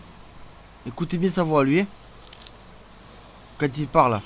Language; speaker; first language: French; native; French